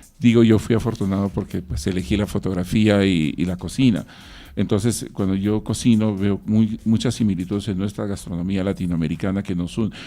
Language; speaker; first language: Spanish; native; Spanish